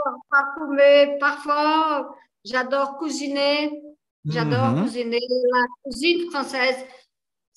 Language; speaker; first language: French; non-native, learner; Portuguese